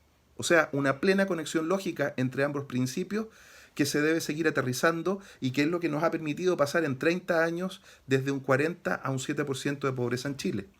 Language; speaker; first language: Spanish; native; Spanish